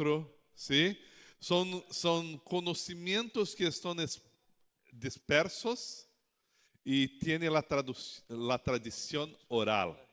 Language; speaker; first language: Spanish; non-native, learner; Portuguese